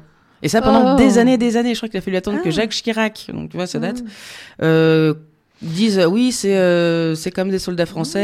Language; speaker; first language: French; native; French